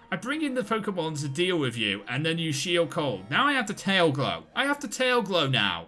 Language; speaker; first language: English; native; English